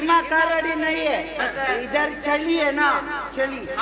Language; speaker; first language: Hindi; non-native, local second language; Kannada